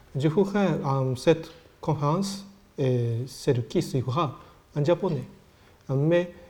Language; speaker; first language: French; non-native, learner; Japanese